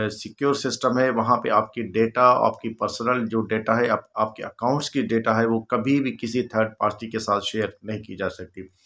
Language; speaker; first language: Urdu; non-native, local second language; Sindhi